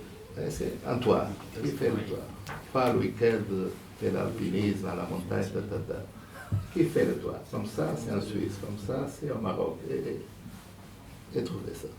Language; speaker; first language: French; non-native, fluent; Portuguese